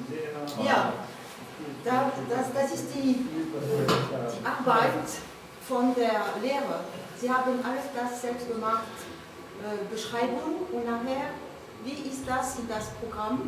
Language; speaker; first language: German; non-native, learner; French